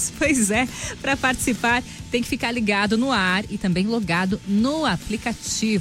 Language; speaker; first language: Portuguese; native; Portuguese